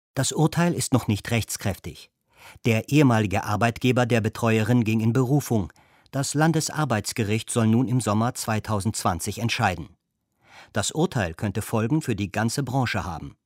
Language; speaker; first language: German; native; German